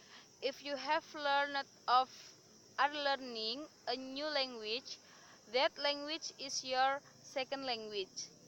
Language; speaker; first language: English; non-native, learner; Indonesian